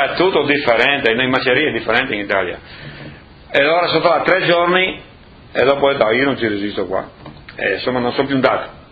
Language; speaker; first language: Italian; native; Italian